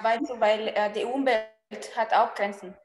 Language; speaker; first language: German; non-native, fluent; Spanish